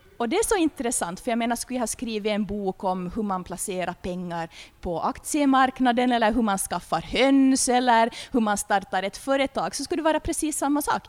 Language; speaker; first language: Swedish; native; Swedish